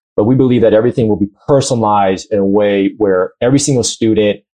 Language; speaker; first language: English; native; English